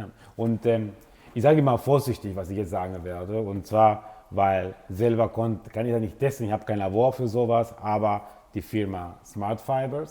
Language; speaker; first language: German; non-native, fluent; Italian